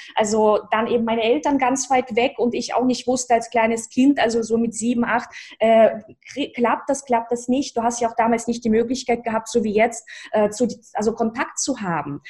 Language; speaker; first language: German; early bilingual, other home language; Russian